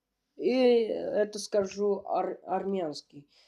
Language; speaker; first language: Russian; non-native, learner; Armenian